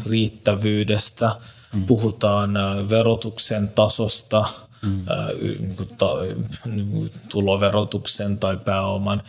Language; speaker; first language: Finnish; non-native, fluent; Turkish